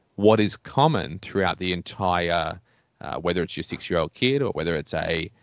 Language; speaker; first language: English; native; English